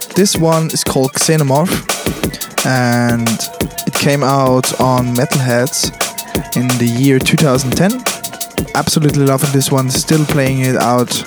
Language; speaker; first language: English; non-native, fluent; German